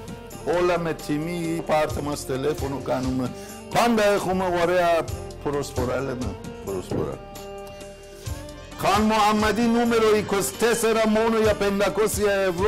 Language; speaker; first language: Greek; non-native, learner; Persian